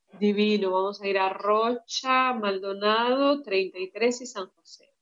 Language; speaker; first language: Spanish; early bilingual, heritage; Spanish